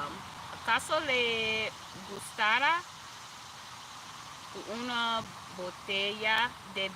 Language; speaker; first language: Spanish; non-native, learner; English